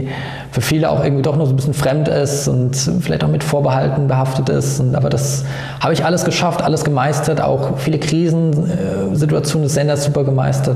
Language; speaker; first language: German; native; German